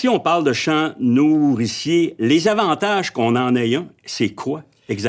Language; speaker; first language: French; native; French